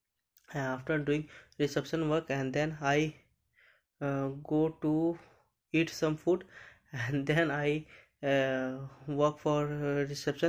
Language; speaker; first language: English; non-native, learner; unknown